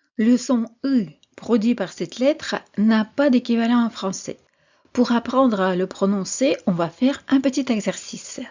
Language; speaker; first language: French; non-native, fluent; Russian